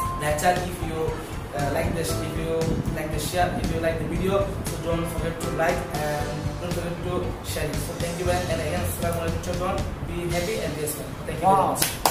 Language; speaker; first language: English; non-native, learner; Bangla